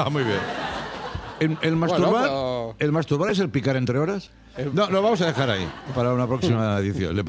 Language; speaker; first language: Spanish; native; Spanish